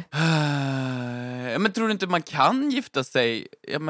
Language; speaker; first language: Swedish; native; Swedish